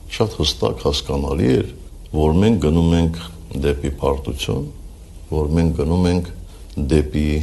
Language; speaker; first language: Armenian; native; Armenian